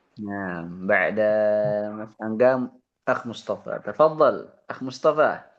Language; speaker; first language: Arabic; non-native, fluent; Indonesian